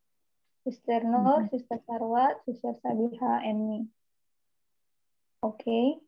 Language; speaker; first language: English; non-native, learner; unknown